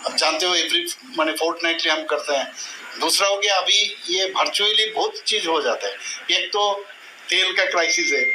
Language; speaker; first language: Hindi; non-native, local second language; Bangla